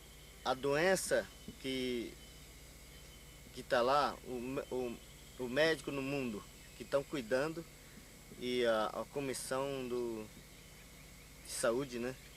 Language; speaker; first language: Portuguese; non-native, local second language; Yanomámi